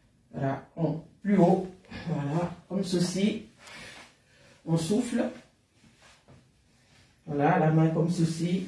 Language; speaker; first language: French; native; French